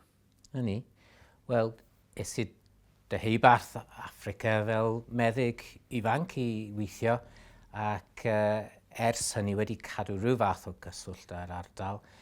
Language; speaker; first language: Welsh; native; Welsh